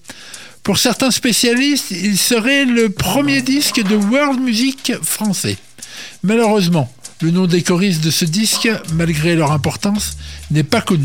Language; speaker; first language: French; native; French